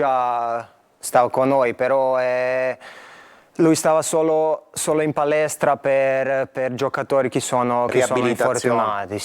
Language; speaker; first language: Italian; non-native, fluent; Croatian